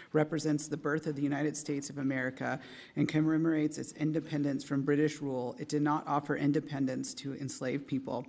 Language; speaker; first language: English; native; English